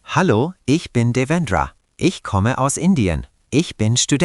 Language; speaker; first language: German; non-native, learner; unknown